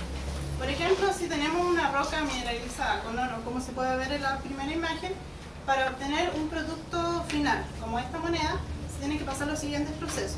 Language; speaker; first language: Spanish; native; Spanish